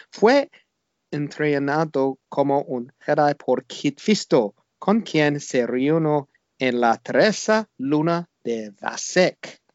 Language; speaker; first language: Spanish; non-native, learner; English